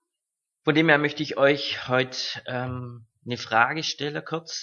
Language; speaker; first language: German; native; German